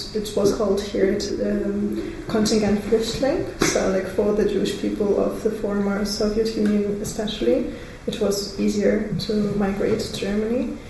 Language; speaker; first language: English; non-native, fluent; Russian